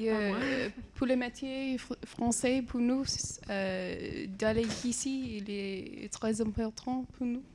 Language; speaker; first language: French; non-native, learner; English